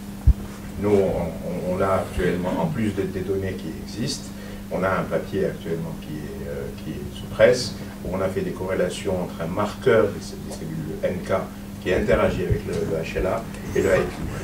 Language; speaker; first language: French; native; French